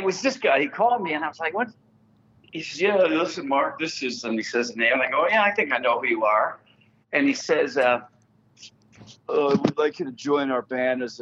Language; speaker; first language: English; native; English